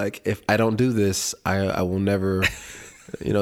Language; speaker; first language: English; native; English